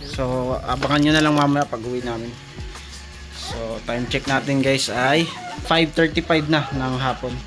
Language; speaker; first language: Filipino; non-native, local second language; Cebuano